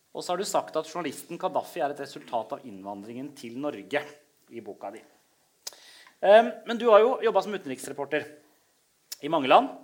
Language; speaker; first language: Norwegian; native; Norwegian